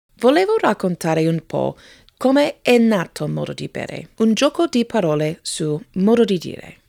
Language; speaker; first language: Italian; non-native, fluent; English